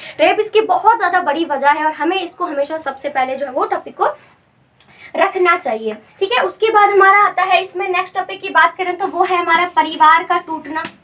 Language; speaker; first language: Hindi; native; Hindi